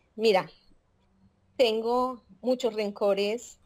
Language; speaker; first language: Spanish; native; Spanish